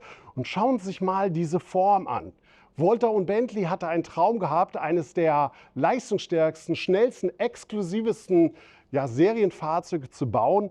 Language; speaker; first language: German; native; German